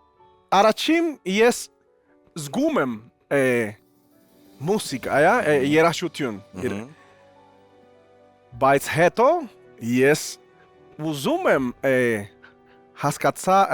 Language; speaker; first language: Armenian; non-native, learner; Spanish